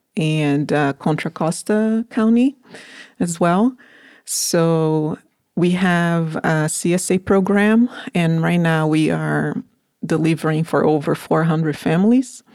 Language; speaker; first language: English; non-native, fluent; Portuguese